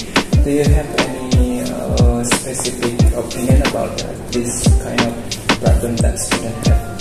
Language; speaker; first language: English; non-native, local second language; Indonesian